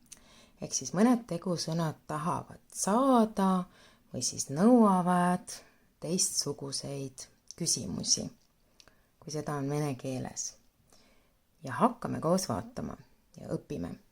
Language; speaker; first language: Estonian; non-native, local second language; Russian